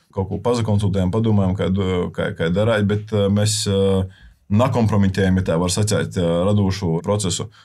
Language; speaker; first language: Latvian; native; Latvian